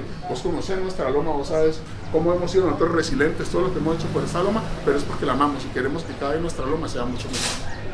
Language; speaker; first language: Spanish; native; Spanish